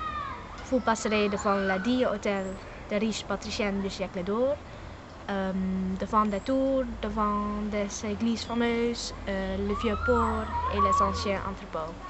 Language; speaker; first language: French; non-native, learner; Dutch